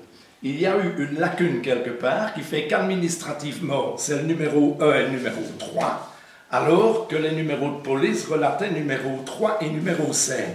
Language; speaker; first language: French; native; French